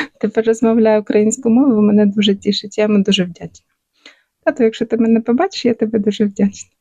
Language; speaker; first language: Ukrainian; non-native, local second language; Russian